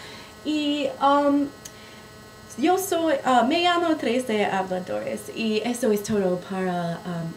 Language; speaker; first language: Spanish; non-native, learner; English